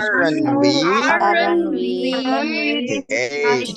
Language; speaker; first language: English; non-native, fluent; Indonesian